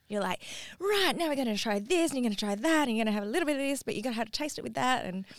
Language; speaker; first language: English; native; English